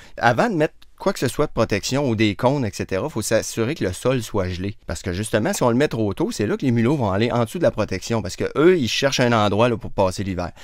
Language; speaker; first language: French; native; French